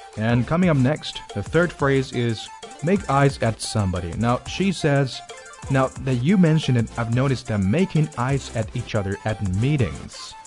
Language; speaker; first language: English; non-native, fluent; Chinese